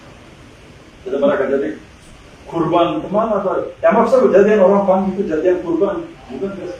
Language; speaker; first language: Indonesian; non-native, fluent; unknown